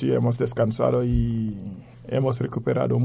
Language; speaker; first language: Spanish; non-native, fluent; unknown